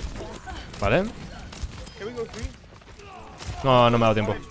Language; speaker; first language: Spanish; native; Spanish